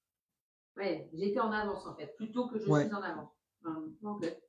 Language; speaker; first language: French; native; French